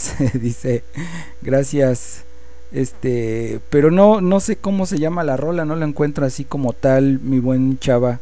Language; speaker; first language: Spanish; native; Spanish